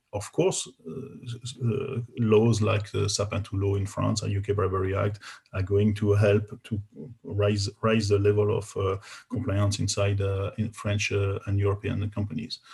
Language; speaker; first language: English; non-native, fluent; French